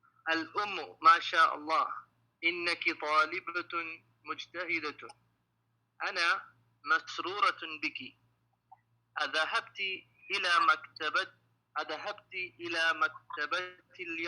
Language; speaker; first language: Arabic; non-native, learner; English